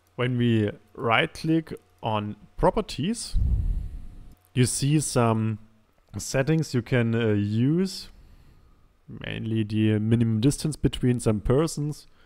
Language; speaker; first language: English; non-native, fluent; German